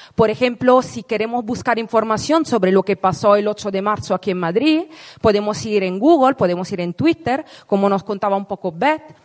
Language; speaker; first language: Spanish; non-native, fluent; Italian